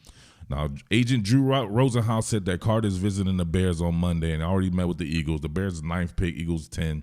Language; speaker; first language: English; native; English